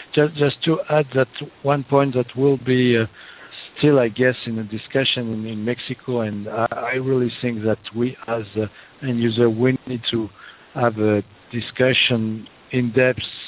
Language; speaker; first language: English; non-native, fluent; French